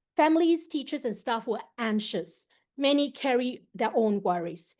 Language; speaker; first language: English; non-native, local second language; Chinese